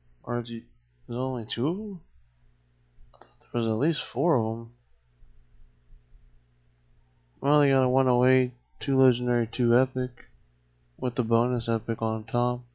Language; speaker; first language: English; native; English